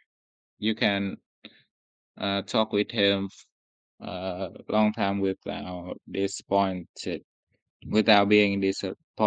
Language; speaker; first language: English; non-native, learner; Vietnamese